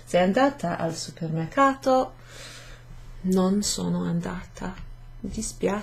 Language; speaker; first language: Italian; non-native, fluent; English